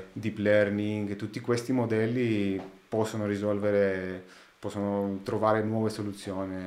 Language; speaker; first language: Italian; non-native, learner; Greek